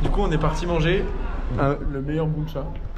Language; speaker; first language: French; native; French